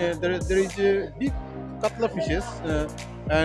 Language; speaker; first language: English; non-native, learner; Bangla